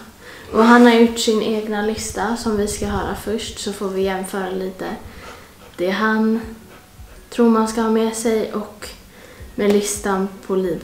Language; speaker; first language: Swedish; native; Swedish